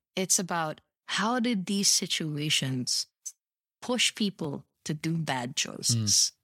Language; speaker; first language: English; native; English